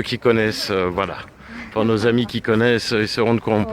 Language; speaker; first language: French; native; French